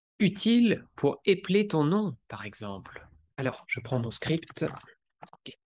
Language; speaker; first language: French; native; French